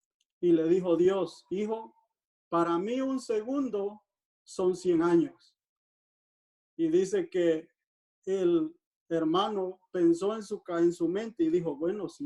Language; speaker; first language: Spanish; native; Spanish